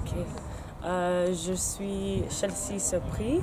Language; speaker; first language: French; non-native, learner; English